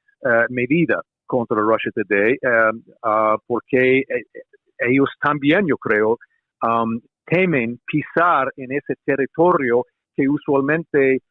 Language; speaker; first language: Spanish; non-native, fluent; English